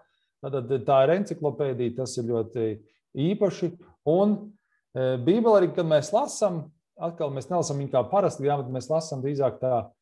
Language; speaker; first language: Latvian; native; Latvian